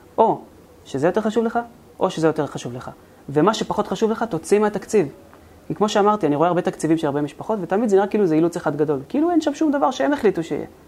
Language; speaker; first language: Hebrew; native; Hebrew